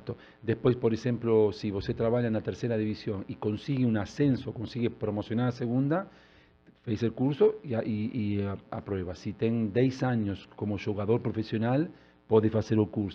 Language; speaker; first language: Portuguese; non-native, learner; Spanish